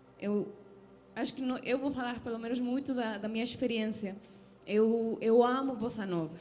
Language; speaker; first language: Portuguese; non-native, fluent; Spanish